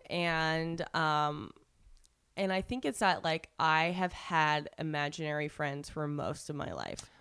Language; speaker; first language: English; native; English